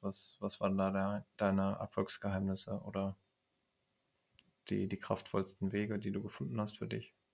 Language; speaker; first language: German; native; German